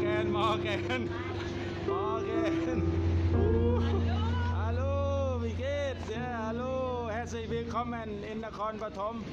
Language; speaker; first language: German; non-native, learner; Thai